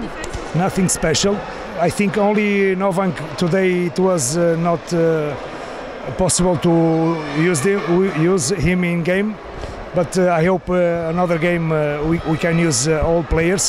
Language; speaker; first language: English; non-native, learner; Portuguese